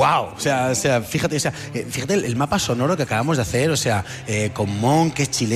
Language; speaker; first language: Spanish; native; Spanish